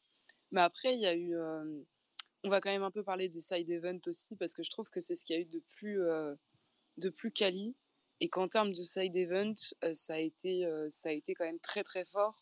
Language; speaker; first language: French; native; French